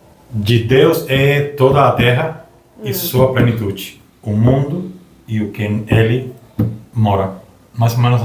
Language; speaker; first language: Portuguese; non-native, learner; Spanish